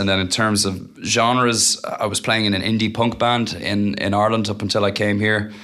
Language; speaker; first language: English; native; English